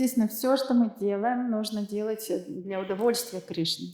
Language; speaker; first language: Russian; native; Russian